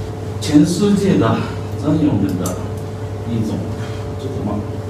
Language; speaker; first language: Chinese; non-native, learner; Japanese